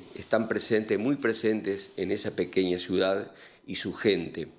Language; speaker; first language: Spanish; native; Spanish